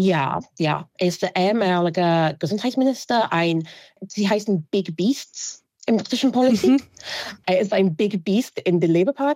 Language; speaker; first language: German; non-native, fluent; English